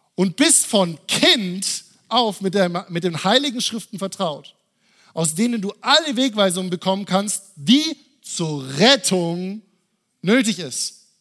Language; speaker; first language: German; native; German